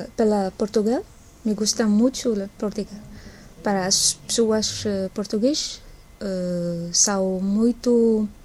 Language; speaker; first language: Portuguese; non-native, learner; Arabic